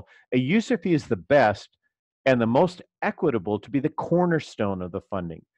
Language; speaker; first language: English; native; English